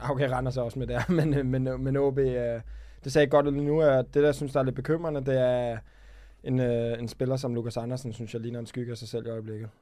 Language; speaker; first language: Danish; native; Danish